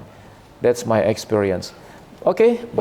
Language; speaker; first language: English; non-native, learner; Indonesian